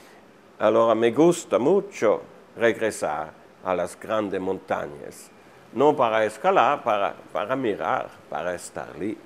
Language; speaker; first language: Spanish; non-native, fluent; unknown